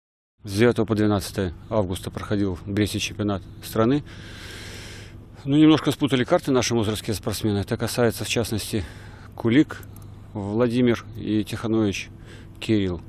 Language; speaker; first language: Russian; native; Russian